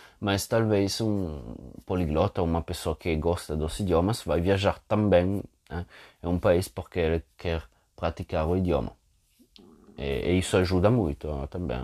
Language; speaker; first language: Portuguese; non-native, fluent; Italian